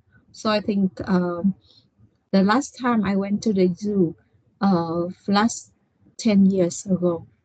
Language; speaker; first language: English; non-native, learner; Vietnamese